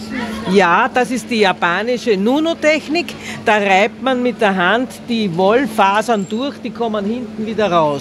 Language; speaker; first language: German; native; German